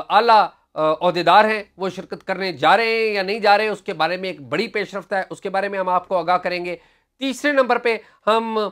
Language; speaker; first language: Urdu; non-native, local second language; Punjabi